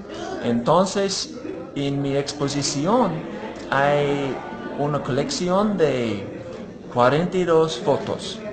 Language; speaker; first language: Spanish; non-native, fluent; English